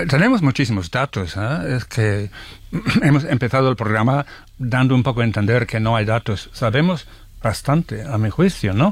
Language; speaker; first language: Spanish; non-native, fluent; English